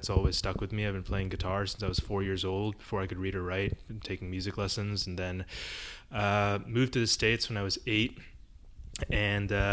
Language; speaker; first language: English; early bilingual, other home language; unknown